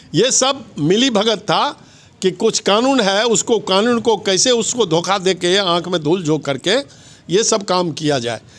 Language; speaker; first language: Hindi; native; Hindi